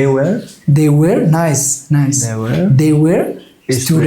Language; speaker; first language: English; non-native, local second language; Oromo